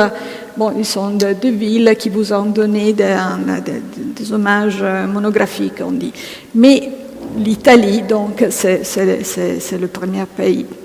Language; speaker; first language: French; non-native, fluent; Italian